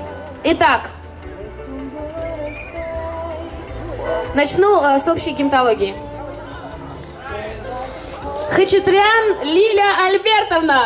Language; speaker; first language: Russian; native; Russian